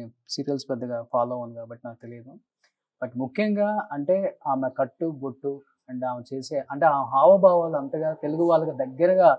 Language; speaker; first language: Telugu; native; Telugu